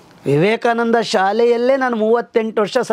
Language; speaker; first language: Kannada; native; Kannada